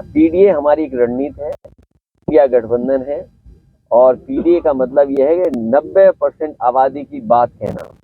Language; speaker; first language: Hindi; native; Hindi